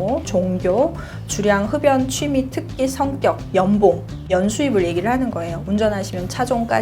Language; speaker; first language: Korean; native; Korean